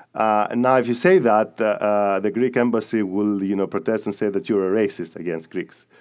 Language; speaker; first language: English; non-native, fluent; Greek